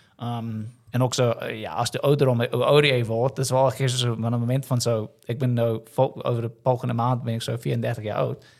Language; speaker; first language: Dutch; non-native, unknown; English